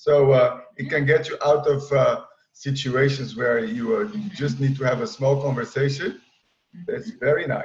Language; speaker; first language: English; non-native, fluent; Portuguese